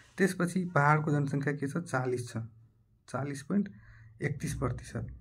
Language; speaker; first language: Nepali; non-native, local second language; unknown